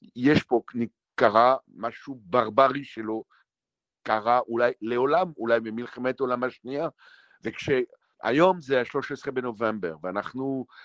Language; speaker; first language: Hebrew; non-native, fluent; French